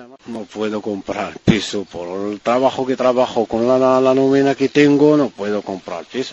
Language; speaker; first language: Spanish; non-native, learner; Arabic